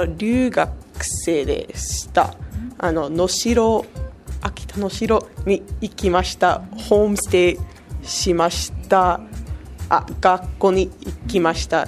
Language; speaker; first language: Japanese; non-native, learner; English